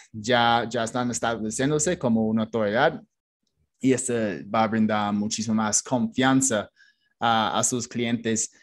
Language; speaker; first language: Spanish; non-native, fluent; English